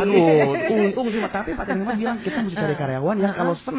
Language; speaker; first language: Indonesian; native; Indonesian